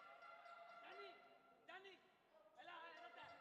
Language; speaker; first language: Italian; native; Italian